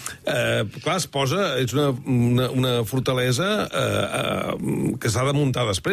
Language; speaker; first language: Catalan; native; Catalan